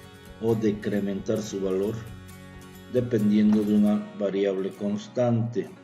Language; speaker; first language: Spanish; native; Spanish